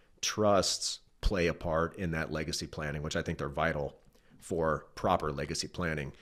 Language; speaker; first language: English; native; English